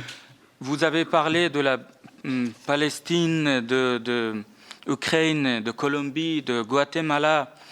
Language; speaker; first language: French; non-native, fluent; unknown